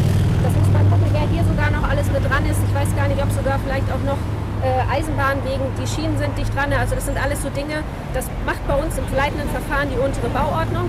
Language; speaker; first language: German; native; German